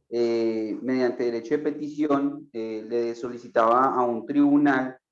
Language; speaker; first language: Spanish; native; Spanish